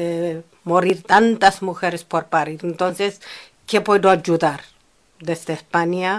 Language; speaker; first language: Spanish; non-native, fluent; Amharic